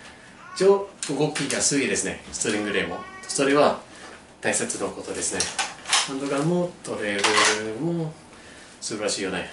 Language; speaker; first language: Japanese; non-native, learner; English